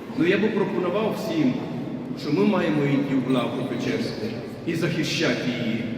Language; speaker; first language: Ukrainian; non-native, local second language; Russian